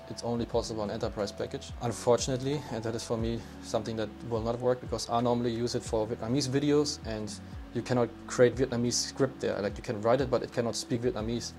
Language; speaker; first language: English; non-native, fluent; German